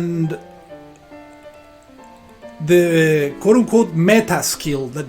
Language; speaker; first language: English; non-native, fluent; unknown